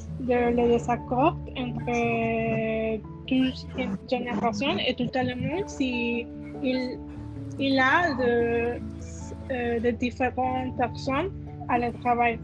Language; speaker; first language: French; non-native, learner; Spanish